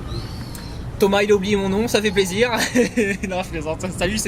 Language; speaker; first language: French; native; French